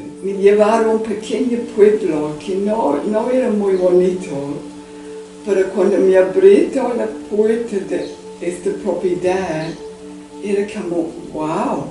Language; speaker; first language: Spanish; non-native, learner; English